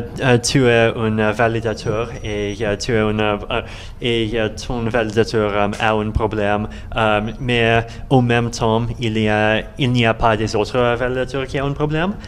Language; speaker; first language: French; non-native, learner; Russian